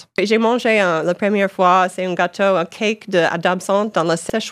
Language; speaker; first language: French; non-native, learner; English